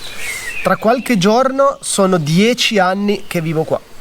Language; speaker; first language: Italian; native; Italian